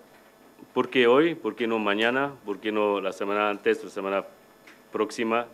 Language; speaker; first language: Spanish; non-native, fluent; English